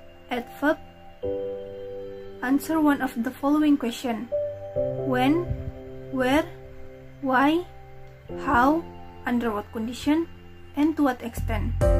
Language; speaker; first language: English; non-native, learner; Indonesian